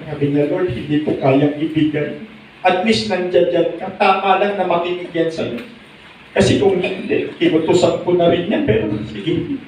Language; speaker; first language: Filipino; non-native, local second language; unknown